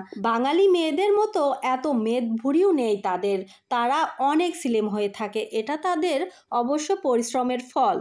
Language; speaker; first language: Bangla; native; Bangla